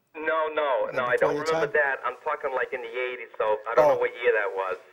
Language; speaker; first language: English; native; English